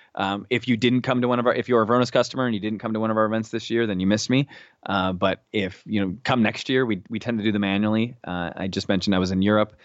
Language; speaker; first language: English; native; English